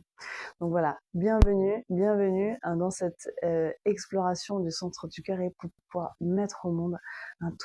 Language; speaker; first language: French; native; French